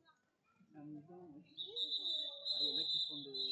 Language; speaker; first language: French; native; French